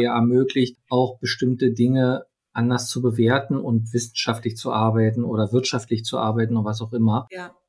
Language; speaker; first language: German; native; German